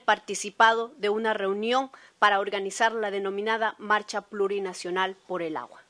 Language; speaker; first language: Spanish; native; Spanish